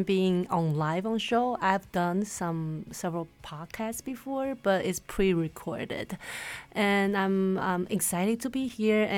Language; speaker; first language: English; non-native, fluent; Chinese